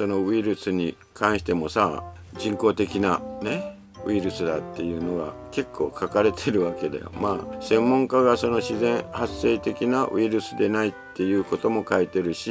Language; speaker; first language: Japanese; native; Japanese